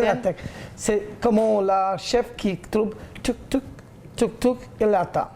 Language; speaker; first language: French; non-native, learner; Bangla